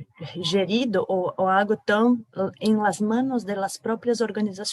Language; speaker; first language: Spanish; non-native, fluent; Portuguese